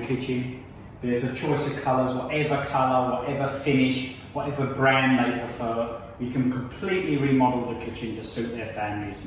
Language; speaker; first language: English; native; English